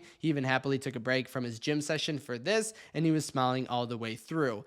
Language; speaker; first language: English; native; English